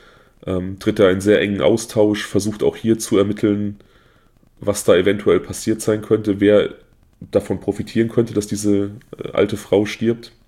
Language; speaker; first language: German; native; German